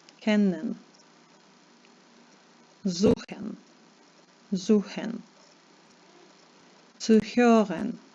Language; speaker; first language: German; non-native, fluent; Ukrainian